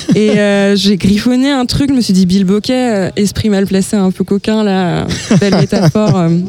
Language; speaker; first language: French; native; French